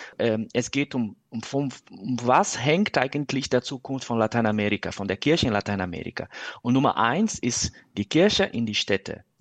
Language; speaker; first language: German; non-native, fluent; Portuguese